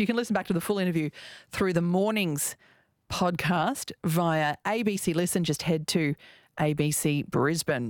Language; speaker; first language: English; native; English